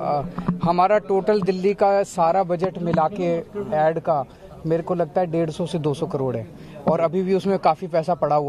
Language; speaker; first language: Hindi; native; Hindi